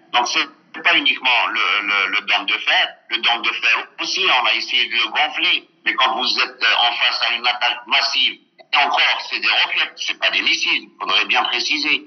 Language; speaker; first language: French; non-native, local second language; Arabic